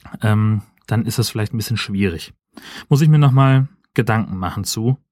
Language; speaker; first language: German; native; German